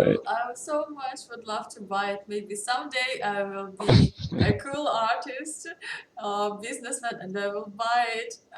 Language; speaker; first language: English; non-native, learner; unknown